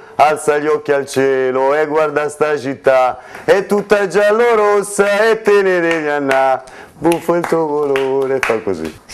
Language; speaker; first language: Italian; native; Italian